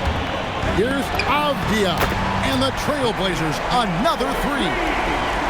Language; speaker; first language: English; native; English